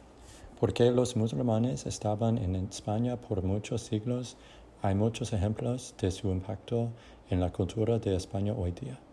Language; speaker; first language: Spanish; non-native, learner; English